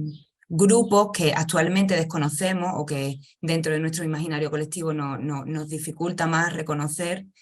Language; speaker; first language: Spanish; native; Spanish